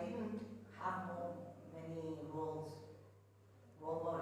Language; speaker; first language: English; non-native, learner; Spanish